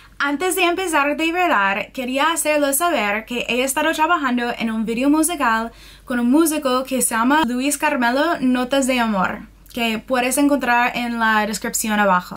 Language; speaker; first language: Spanish; non-native, fluent; English